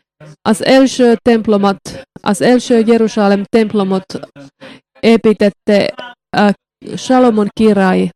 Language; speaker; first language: Hungarian; non-native, learner; Finnish